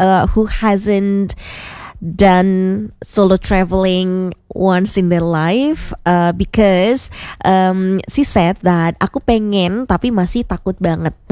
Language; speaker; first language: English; non-native, fluent; Indonesian